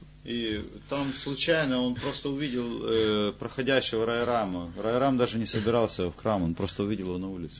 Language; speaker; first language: Russian; native; Russian